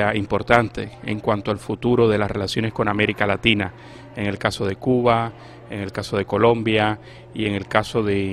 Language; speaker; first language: Spanish; native; Spanish